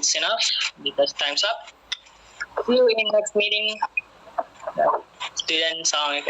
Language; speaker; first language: English; non-native, learner; Indonesian